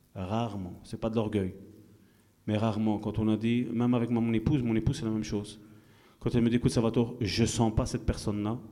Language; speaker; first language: French; non-native, fluent; Italian